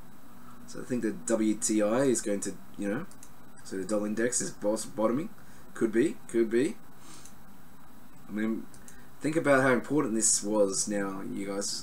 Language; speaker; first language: English; native; English